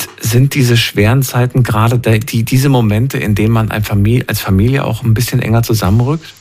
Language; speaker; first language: German; native; German